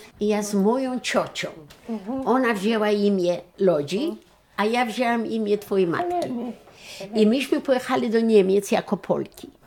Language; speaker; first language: Polish; non-native, local second language; Yiddish